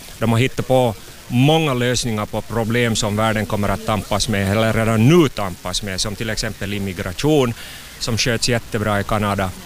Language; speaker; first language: Swedish; native; Swedish